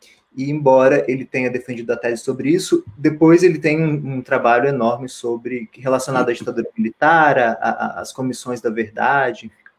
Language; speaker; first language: Portuguese; native; Portuguese